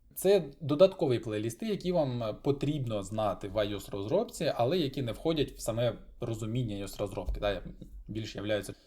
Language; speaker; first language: Ukrainian; non-native, local second language; Russian